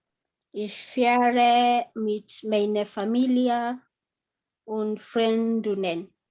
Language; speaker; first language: German; non-native, learner; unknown